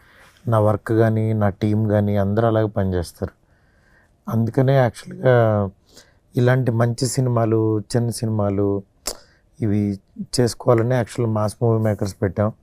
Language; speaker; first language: Telugu; native; Telugu